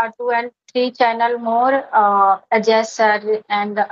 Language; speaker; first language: English; non-native, learner; Hindi